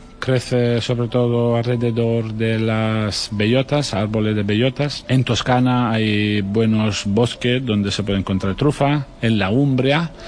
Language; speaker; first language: Spanish; non-native, fluent; Italian